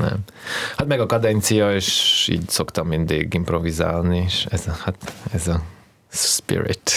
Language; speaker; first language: Hungarian; non-native, learner; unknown